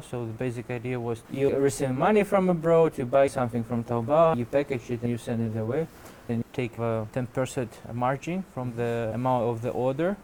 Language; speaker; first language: English; non-native, fluent; Russian